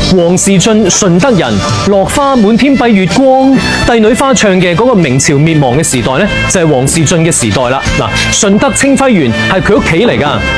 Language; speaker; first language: Cantonese; native; Cantonese